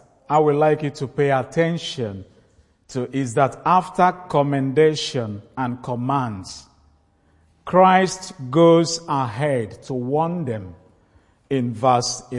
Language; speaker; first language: English; non-native, local second language; Igbo